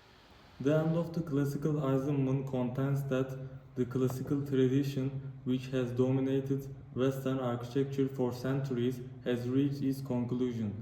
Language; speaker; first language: English; non-native, learner; Turkish